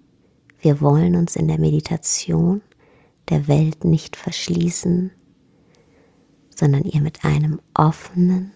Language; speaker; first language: German; native; German